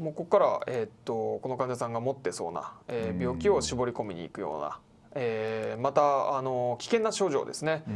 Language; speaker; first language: Japanese; native; Japanese